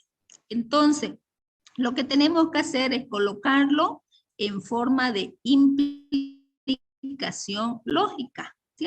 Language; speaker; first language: Spanish; native; Spanish